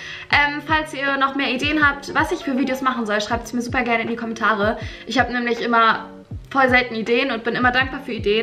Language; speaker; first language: German; native; German